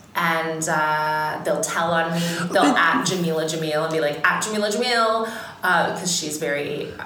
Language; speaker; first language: English; native; English